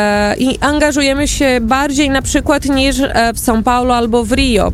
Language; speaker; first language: Polish; early bilingual, heritage; Portuguese